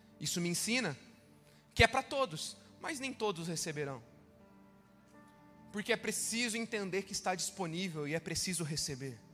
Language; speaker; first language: Portuguese; native; Portuguese